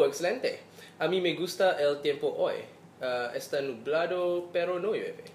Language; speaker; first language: Spanish; non-native, learner; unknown